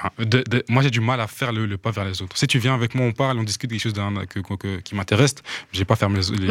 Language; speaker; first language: French; non-native, local second language; Rundi